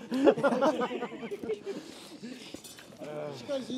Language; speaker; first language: Japanese; native; Japanese